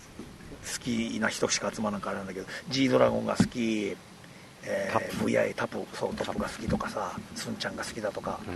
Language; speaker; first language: Japanese; native; Japanese